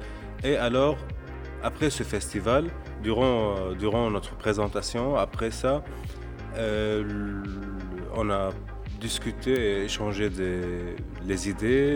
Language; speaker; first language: French; non-native, local second language; Arabic